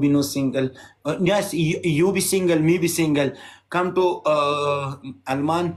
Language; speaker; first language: English; non-native, learner; Pashto